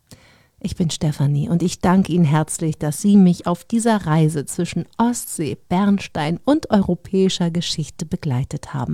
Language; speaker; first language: German; native; German